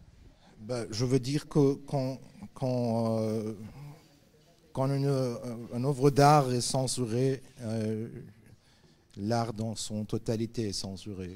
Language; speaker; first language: French; non-native, fluent; Persian